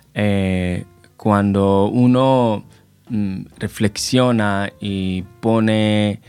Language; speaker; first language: Spanish; non-native, fluent; Hebrew